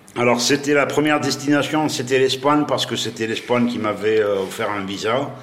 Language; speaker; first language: French; non-native, local second language; Arabic